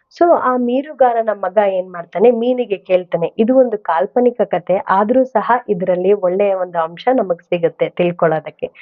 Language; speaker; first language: Kannada; non-native, local second language; Telugu